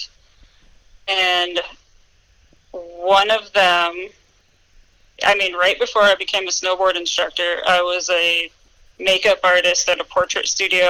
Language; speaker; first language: English; native; English